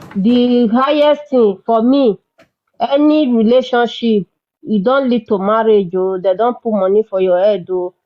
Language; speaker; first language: Nigerian Pidgin; non-native, local second language; Bini